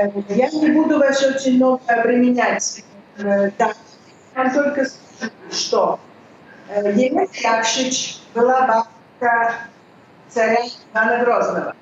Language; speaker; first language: Russian; early bilingual, heritage; Russian